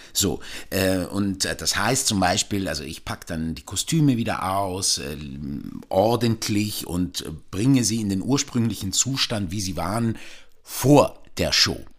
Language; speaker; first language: German; non-native, fluent; Italian